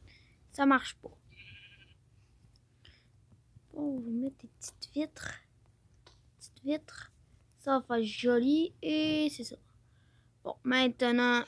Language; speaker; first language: French; native; French